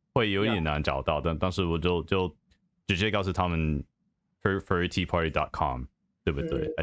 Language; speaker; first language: Chinese; non-native, fluent; English